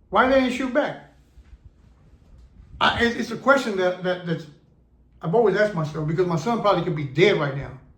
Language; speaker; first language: English; native; English